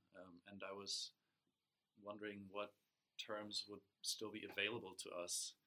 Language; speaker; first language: English; non-native, fluent; German